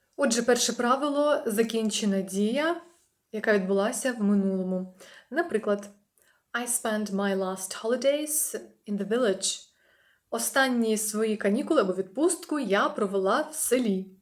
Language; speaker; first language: Ukrainian; non-native, local second language; Russian